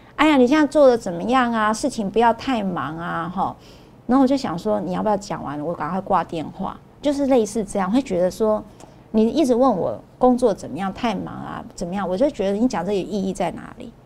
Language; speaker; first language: Chinese; non-native, local second language; Min Nan Chinese